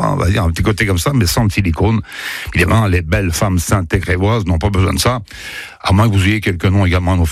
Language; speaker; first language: French; native; French